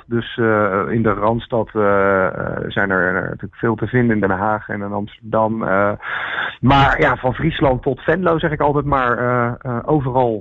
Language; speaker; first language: Dutch; native; Dutch